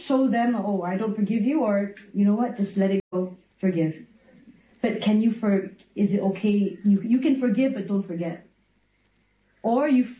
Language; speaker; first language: English; non-native, local second language; Malay